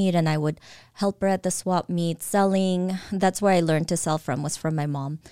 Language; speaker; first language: English; early bilingual, other home language; Filipino